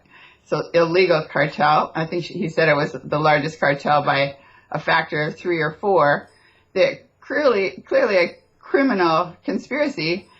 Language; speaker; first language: English; native; English